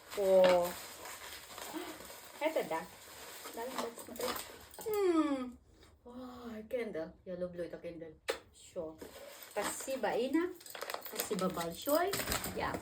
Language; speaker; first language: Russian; non-native, learner; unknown